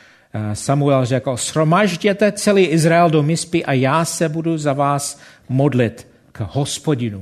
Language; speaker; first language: Czech; non-native, fluent; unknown